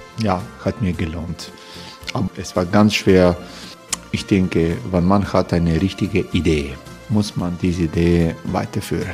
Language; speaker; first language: German; non-native, learner; Croatian